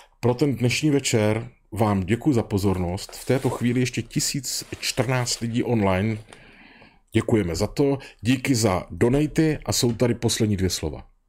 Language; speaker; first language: Czech; native; Czech